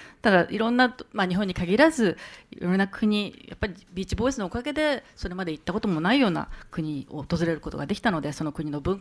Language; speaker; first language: Japanese; native; Japanese